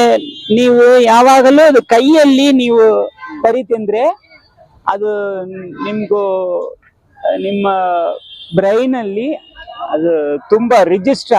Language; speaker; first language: Kannada; non-native, local second language; Tamil